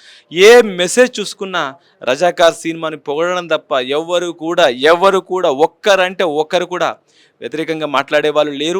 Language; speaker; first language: Telugu; native; Telugu